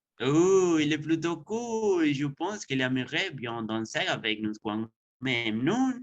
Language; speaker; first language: French; non-native, learner; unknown